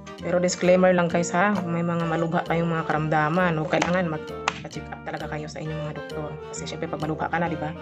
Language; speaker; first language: Filipino; non-native, local second language; Cebuano